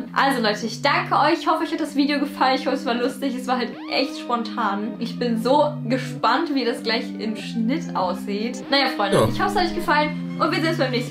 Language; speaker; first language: German; native; German